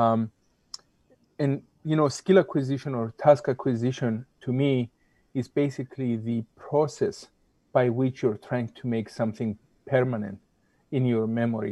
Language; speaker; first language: English; non-native, fluent; Greek